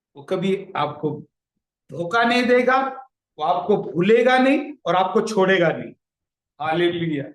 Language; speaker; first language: Hindi; non-native, local second language; Marathi